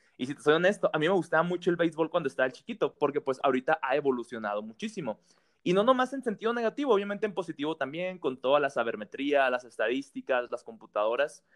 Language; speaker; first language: Spanish; native; Spanish